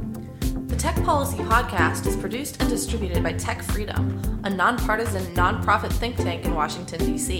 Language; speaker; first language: English; native; English